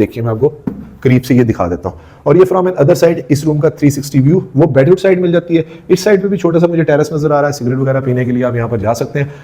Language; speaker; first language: Urdu; native; Urdu